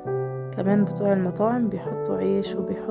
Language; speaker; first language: Arabic; native; Arabic